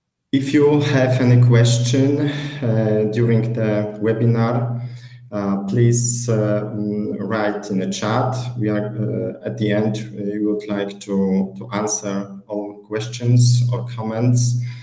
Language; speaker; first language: English; non-native, fluent; Polish